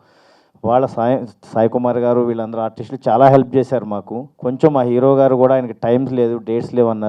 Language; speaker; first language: Telugu; native; Telugu